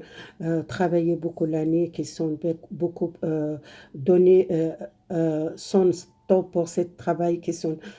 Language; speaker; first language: French; non-native, learner; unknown